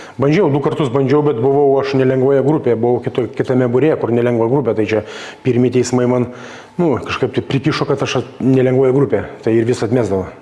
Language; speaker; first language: Lithuanian; native; Lithuanian